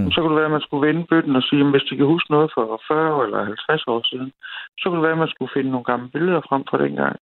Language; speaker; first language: Danish; native; Danish